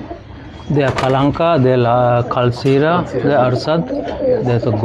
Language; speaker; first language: English; non-native, fluent; Sinhala